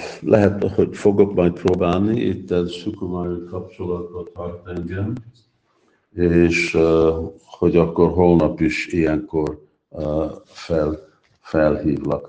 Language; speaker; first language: Hungarian; early bilingual, heritage; Hungarian